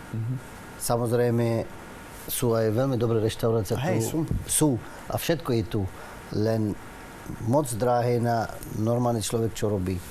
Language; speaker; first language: Slovak; non-native, learner; Arabic